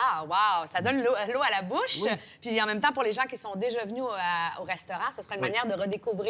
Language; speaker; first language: French; native; French